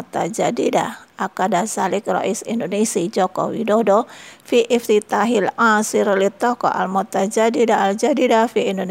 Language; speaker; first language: Arabic; non-native, fluent; Indonesian